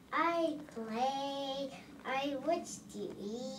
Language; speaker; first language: English; non-native, learner; Russian